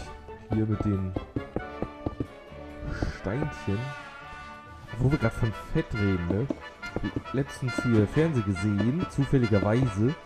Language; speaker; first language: German; native; German